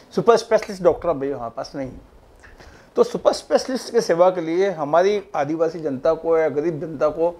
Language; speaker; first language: Hindi; native; Hindi